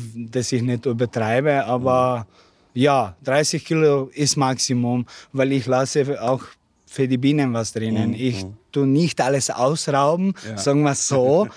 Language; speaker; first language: German; non-native, learner; Slovenian